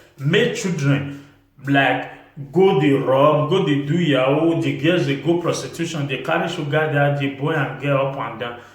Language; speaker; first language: Nigerian Pidgin; non-native, local second language; Bini